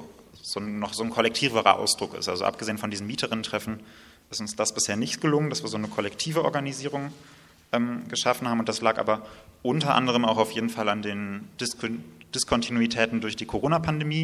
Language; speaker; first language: German; native; German